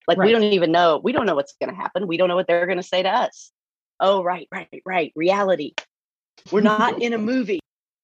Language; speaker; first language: English; native; English